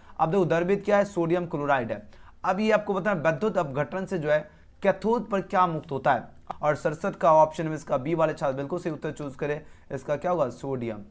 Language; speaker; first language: Hindi; native; Hindi